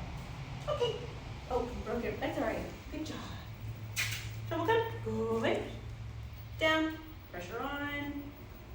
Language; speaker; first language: English; native; English